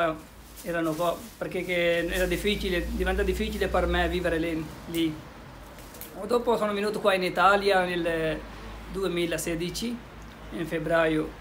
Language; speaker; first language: Italian; non-native, learner; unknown